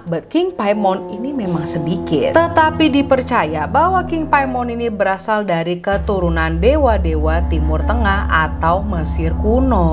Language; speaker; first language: Indonesian; native; Indonesian